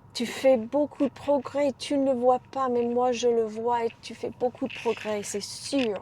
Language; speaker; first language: French; non-native, fluent; English